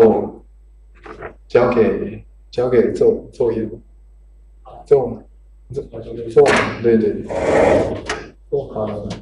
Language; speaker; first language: Chinese; non-native, learner; Japanese